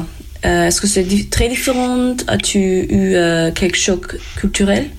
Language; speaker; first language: French; non-native, fluent; German